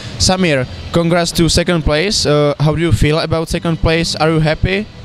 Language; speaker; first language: English; non-native, fluent; Czech